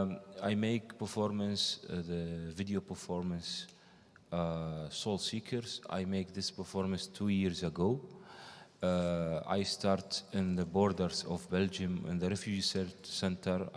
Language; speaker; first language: English; non-native, learner; Arabic